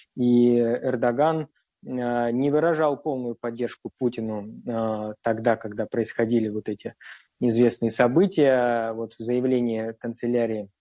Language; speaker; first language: Russian; native; Russian